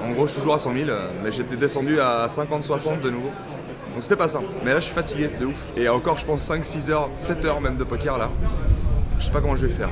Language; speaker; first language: French; native; French